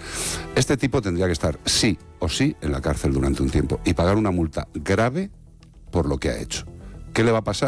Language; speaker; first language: Spanish; native; Spanish